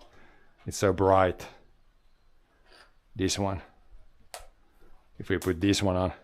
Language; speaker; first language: English; non-native, fluent; Swedish